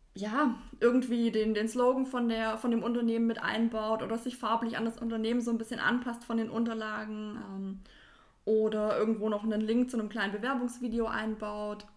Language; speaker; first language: German; native; German